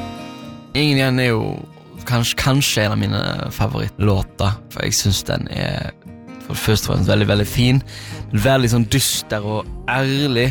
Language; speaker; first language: Norwegian; native; Norwegian